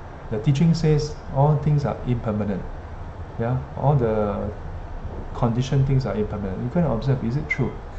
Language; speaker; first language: English; non-native, local second language; Chinese